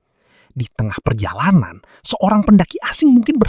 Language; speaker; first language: Indonesian; native; Indonesian